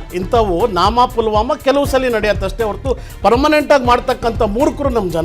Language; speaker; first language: Kannada; native; Kannada